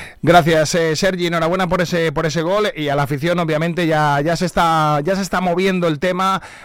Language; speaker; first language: Spanish; native; Spanish